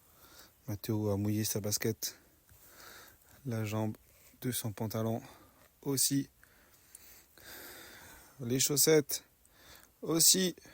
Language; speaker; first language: French; native; French